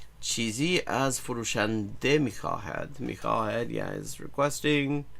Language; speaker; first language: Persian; non-native, learner; English